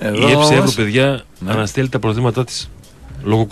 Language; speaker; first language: Greek; native; Greek